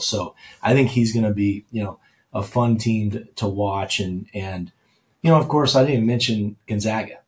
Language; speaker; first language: English; native; English